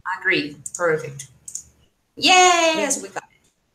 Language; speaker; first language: English; non-native, fluent; Spanish